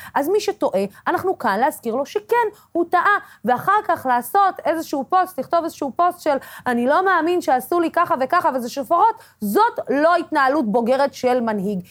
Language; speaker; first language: Hebrew; non-native, local second language; Arabic